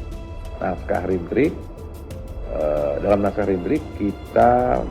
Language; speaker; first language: Indonesian; native; Indonesian